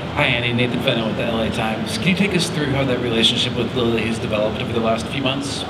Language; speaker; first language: English; native; English